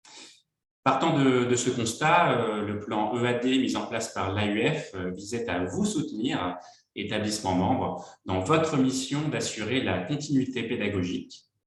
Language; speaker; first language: French; native; French